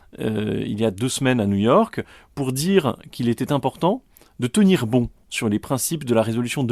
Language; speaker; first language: French; native; French